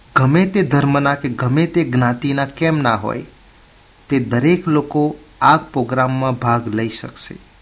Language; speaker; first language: Gujarati; native; Gujarati